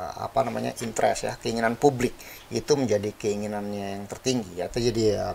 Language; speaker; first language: Indonesian; native; Indonesian